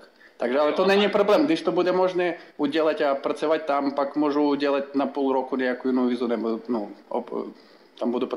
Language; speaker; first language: Czech; non-native, learner; Ukrainian